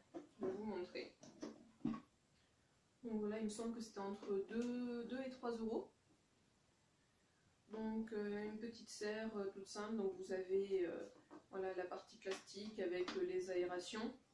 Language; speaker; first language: French; native; French